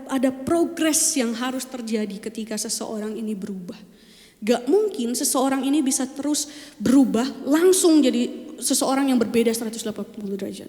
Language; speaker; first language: Indonesian; native; Indonesian